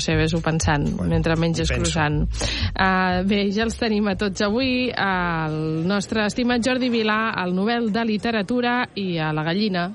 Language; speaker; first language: Catalan; native; Catalan